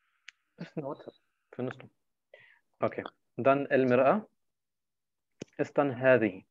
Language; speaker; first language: German; non-native, fluent; Arabic